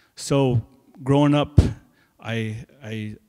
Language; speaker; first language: English; native; English